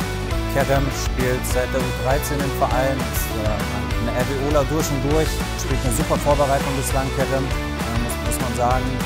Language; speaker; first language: German; native; German